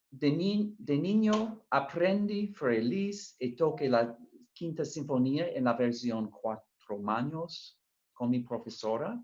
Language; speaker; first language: Spanish; non-native, fluent; English